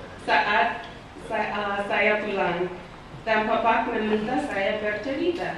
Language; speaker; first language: Indonesian; non-native, learner; English